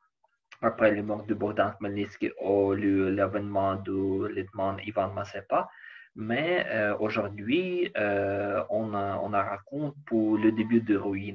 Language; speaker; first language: French; non-native, learner; Ukrainian